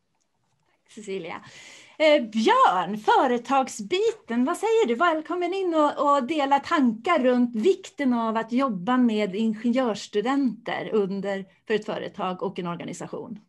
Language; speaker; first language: Swedish; native; Swedish